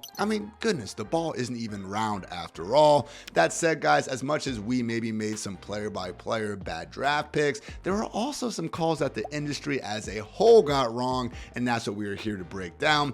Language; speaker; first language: English; native; English